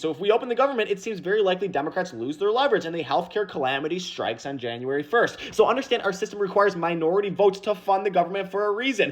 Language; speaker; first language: English; native; English